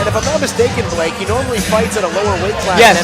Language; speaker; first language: English; native; English